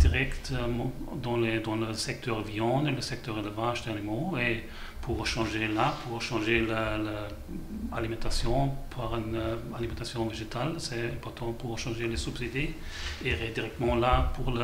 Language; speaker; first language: French; non-native, learner; German